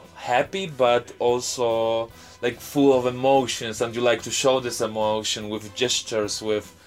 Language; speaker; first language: English; non-native, fluent; Polish